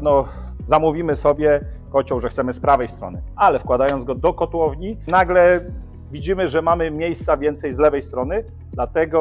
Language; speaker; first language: Polish; native; Polish